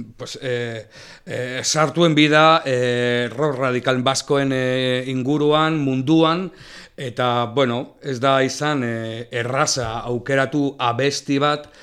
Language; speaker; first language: Basque; native; Basque